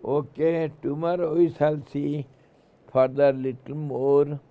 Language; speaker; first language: English; non-native, local second language; Hindi